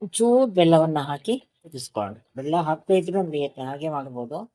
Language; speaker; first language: Kannada; native; Kannada